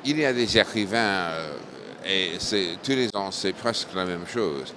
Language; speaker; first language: French; non-native, fluent; English